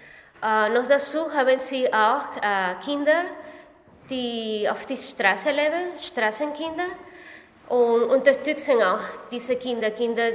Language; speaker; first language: German; non-native, fluent; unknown